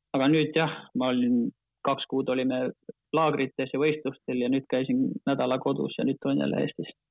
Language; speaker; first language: Estonian; non-native, fluent; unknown